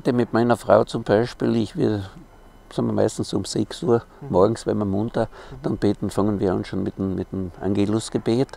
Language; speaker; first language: German; native; German